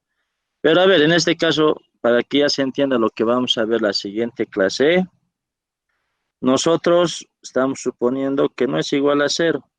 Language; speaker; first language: Spanish; native; Spanish